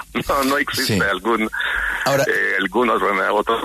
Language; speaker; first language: Spanish; non-native, fluent; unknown